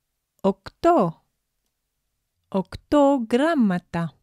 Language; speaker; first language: Greek; non-native, fluent; English